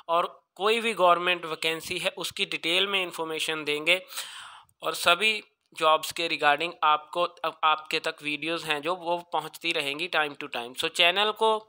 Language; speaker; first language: Hindi; non-native, local second language; Punjabi